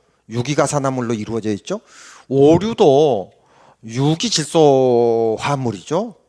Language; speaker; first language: Korean; native; Korean